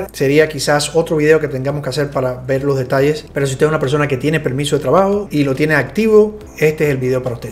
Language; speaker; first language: Spanish; native; Spanish